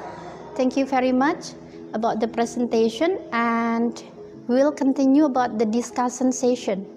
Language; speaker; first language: English; non-native, fluent; Indonesian